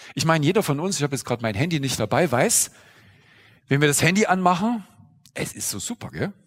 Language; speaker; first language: German; native; German